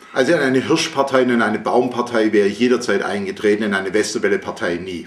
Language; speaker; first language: German; native; German